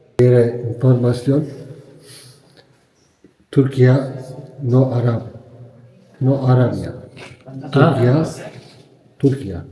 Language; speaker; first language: Spanish; non-native, learner; Turkish